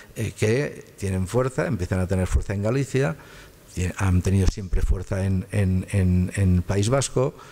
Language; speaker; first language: Spanish; native; Spanish